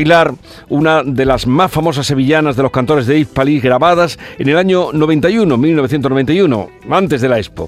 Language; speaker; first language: Spanish; native; Spanish